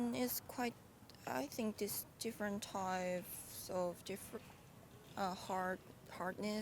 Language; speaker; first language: English; non-native, learner; Korean